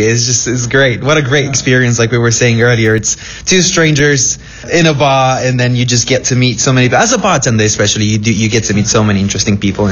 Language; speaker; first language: English; non-native, fluent; Romanian